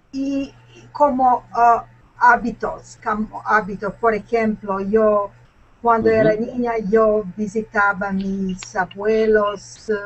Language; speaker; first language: Spanish; non-native, fluent; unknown